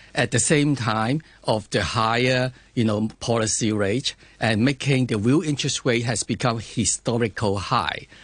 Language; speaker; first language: English; non-native, fluent; Chinese